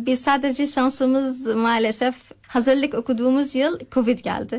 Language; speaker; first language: Turkish; non-native, learner; Arabic